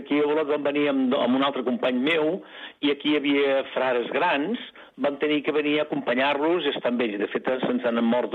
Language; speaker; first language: Catalan; native; Catalan